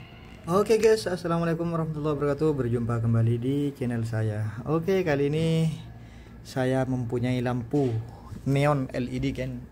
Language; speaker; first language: Indonesian; native; Indonesian